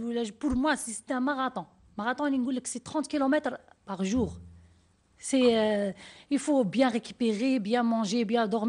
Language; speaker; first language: French; non-native, learner; Arabic